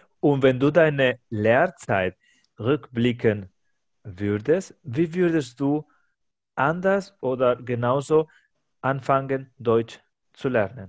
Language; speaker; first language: German; non-native, fluent; Spanish